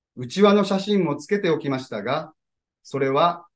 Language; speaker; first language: Japanese; native; Japanese